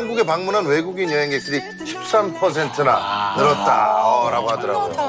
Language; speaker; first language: Korean; native; Korean